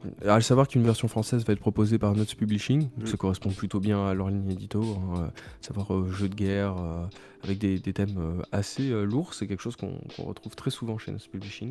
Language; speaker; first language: French; native; French